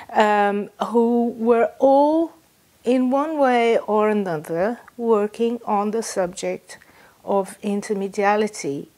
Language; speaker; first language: English; non-native, fluent; Portuguese